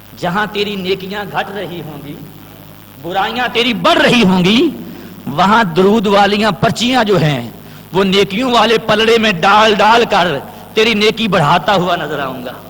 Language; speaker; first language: Urdu; non-native, local second language; Punjabi